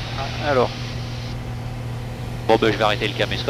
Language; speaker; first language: French; native; French